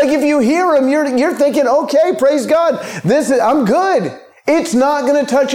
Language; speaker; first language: English; native; English